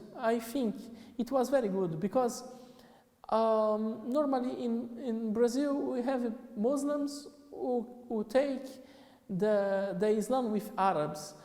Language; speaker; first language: English; non-native, fluent; Portuguese